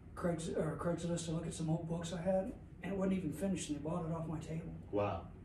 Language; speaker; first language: English; native; English